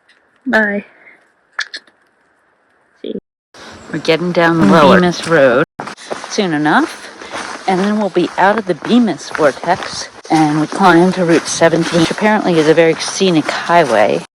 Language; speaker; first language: English; native; English